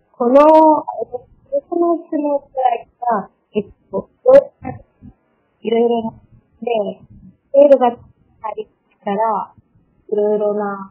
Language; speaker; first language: Japanese; non-native, learner; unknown